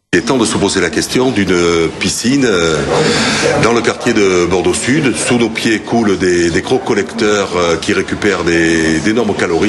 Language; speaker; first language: French; native; French